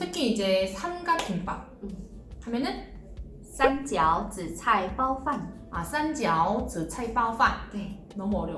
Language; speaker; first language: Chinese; non-native, fluent; Korean